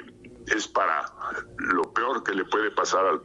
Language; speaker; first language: Spanish; native; Spanish